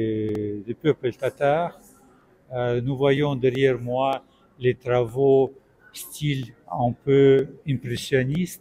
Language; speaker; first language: French; non-native, fluent; Russian